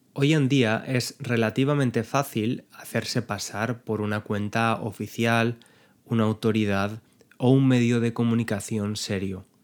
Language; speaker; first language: Spanish; native; Spanish